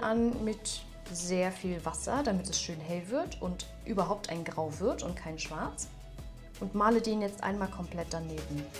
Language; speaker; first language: German; native; German